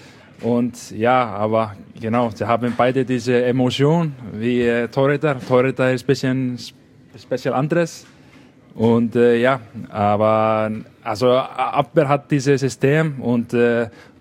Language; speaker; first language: German; non-native, learner; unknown